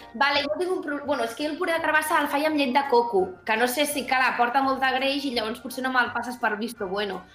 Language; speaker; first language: Catalan; native; Catalan